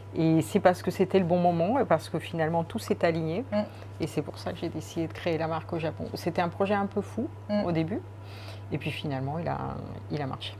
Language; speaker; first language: French; early bilingual, other home language; Spanish